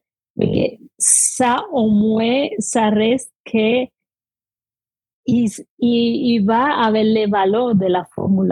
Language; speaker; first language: French; non-native, fluent; Spanish